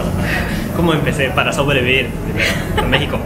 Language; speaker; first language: Spanish; non-native, fluent; Japanese